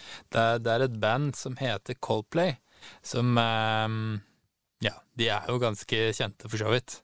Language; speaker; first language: Norwegian; native; Norwegian